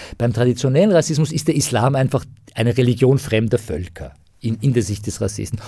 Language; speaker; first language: German; non-native, fluent; Persian